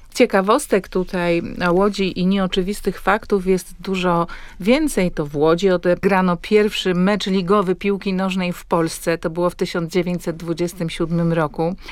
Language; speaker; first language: Polish; native; Polish